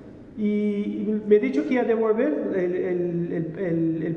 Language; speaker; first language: Spanish; non-native, fluent; Portuguese